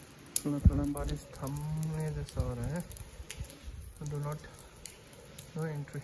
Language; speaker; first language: Hindi; non-native, local second language; Nepali